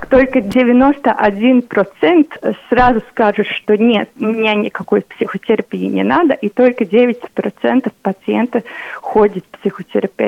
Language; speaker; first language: Russian; non-native, local second language; Latvian